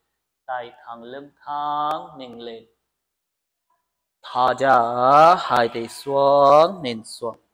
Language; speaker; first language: Vietnamese; non-native, learner; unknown